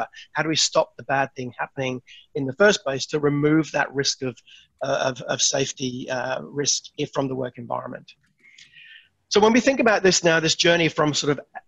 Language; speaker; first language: English; native; English